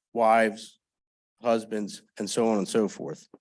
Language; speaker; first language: English; native; English